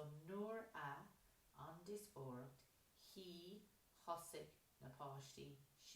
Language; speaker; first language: Irish; non-native, local second language; English